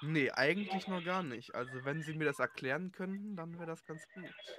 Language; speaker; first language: German; native; German